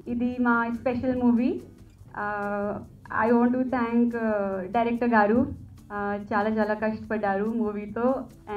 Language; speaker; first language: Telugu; non-native, learner; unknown